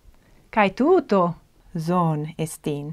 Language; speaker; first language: Greek; non-native, fluent; English